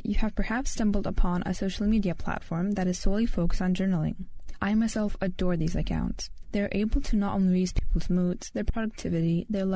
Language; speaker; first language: English; non-native, fluent; Lithuanian